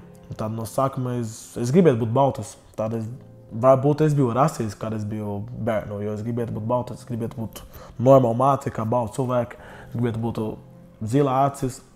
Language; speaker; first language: Latvian; non-native, learner; Portuguese